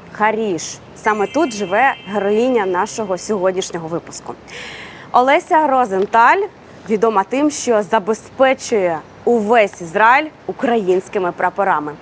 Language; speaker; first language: Ukrainian; native; Ukrainian